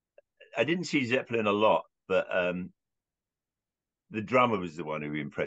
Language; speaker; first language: English; native; English